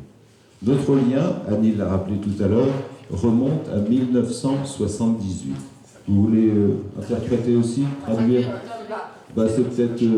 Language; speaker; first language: French; native; French